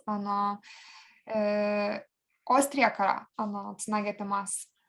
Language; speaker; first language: Japanese; non-native, fluent; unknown